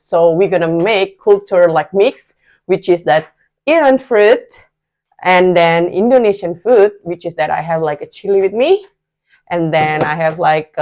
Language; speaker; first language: English; non-native, learner; Indonesian